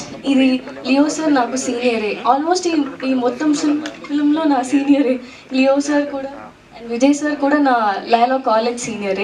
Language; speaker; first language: Telugu; non-native, learner; Tamil